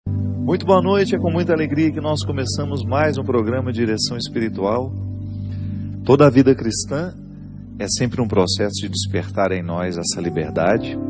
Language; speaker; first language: Portuguese; native; Portuguese